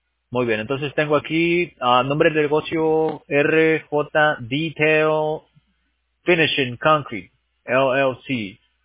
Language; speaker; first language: Spanish; native; Spanish